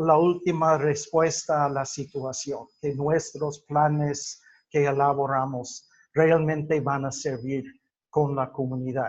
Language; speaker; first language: Spanish; non-native, fluent; English